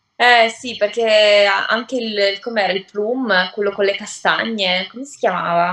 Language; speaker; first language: Italian; native; Italian